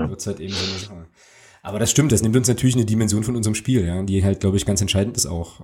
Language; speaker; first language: German; native; German